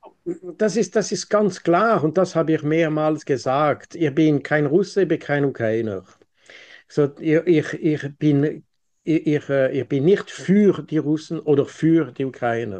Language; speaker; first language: German; non-native, local second language; French